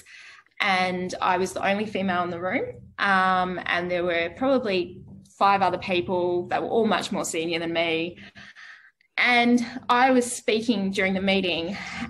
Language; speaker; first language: English; native; English